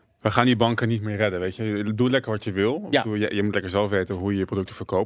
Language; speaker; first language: Dutch; native; Dutch